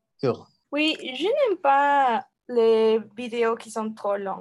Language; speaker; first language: French; non-native, learner; Spanish